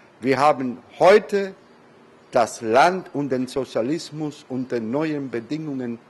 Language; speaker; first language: German; non-native, learner; Spanish